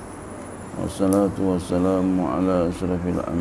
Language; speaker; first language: Arabic; non-native, fluent; Indonesian